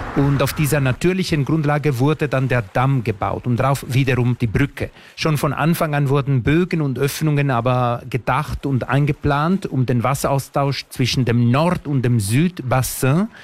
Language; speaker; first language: German; non-native, local second language; Italian